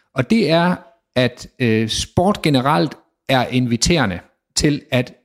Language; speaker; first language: Danish; native; Danish